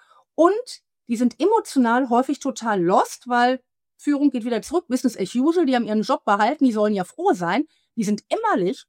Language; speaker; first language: German; native; German